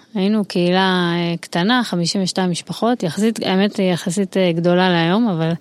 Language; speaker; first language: Hebrew; early bilingual, heritage; Hebrew